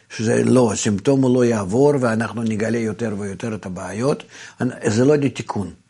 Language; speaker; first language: Hebrew; non-native, fluent; Russian